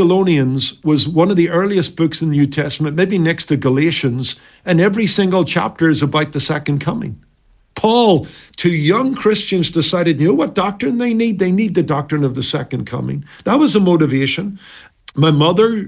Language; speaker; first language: English; native; English